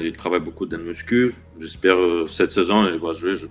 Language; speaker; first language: French; non-native, learner; Russian